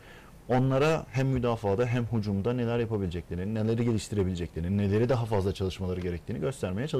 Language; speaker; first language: Turkish; native; Turkish